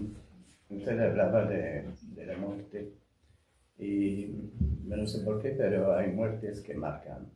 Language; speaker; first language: Spanish; non-native, fluent; French